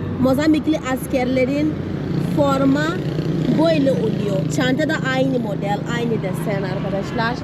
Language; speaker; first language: Turkish; non-native, fluent; Portuguese